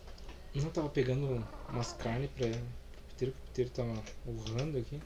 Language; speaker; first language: Portuguese; native; Portuguese